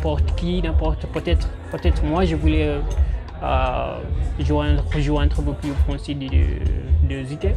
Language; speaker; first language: French; non-native, fluent; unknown